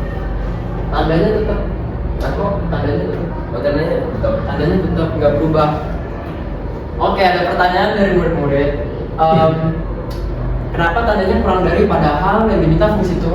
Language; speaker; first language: Indonesian; native; Indonesian